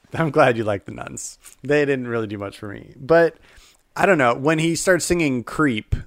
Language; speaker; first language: English; native; English